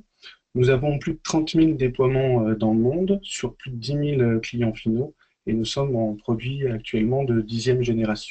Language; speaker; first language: French; native; French